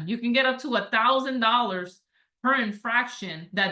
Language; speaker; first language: English; native; English